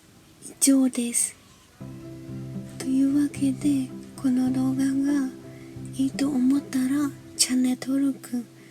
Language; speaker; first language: Japanese; non-native, learner; Khmer